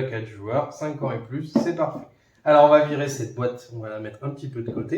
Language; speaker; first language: French; native; French